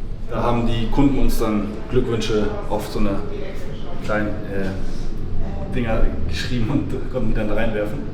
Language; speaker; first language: German; native; German